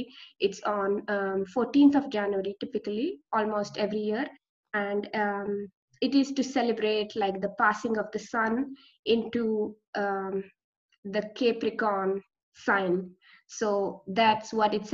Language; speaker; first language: English; non-native, local second language; Marathi